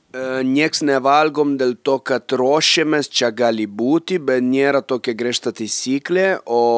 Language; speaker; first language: Lithuanian; non-native, fluent; Italian